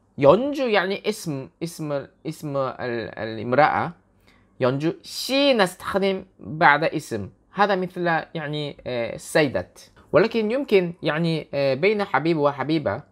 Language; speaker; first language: Arabic; non-native, fluent; Korean